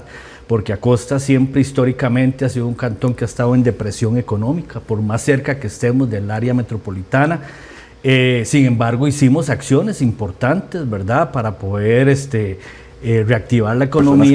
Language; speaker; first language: Spanish; native; Spanish